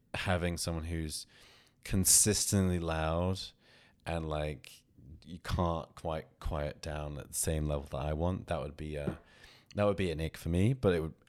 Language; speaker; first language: English; native; English